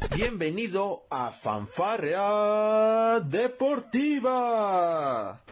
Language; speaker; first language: Spanish; native; Spanish